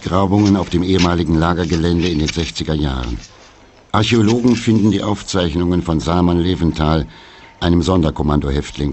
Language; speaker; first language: German; native; German